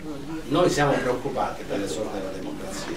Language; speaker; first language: Italian; native; Italian